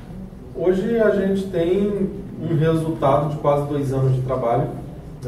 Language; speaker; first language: Portuguese; native; Portuguese